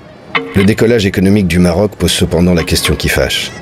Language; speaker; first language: French; native; French